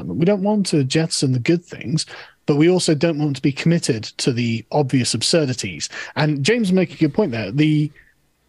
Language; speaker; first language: English; native; English